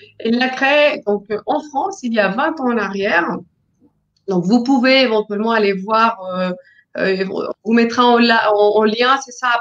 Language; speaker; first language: French; non-native, fluent; Spanish